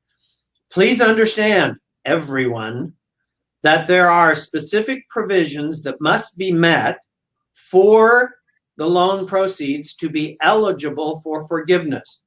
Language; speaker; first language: English; native; English